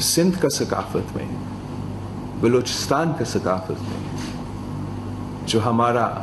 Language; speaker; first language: Urdu; non-native, fluent; English